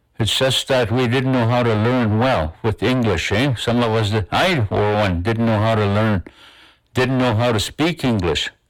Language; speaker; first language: English; non-native, local second language; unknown